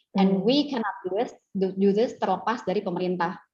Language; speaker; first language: English; non-native, fluent; Indonesian